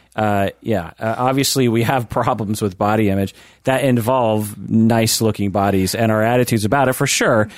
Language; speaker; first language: English; native; English